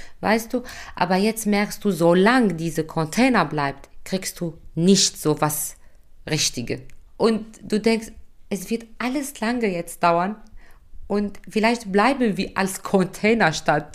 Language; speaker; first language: German; non-native, fluent; Arabic